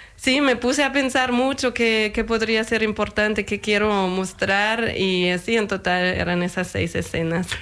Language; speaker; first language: Spanish; non-native, fluent; German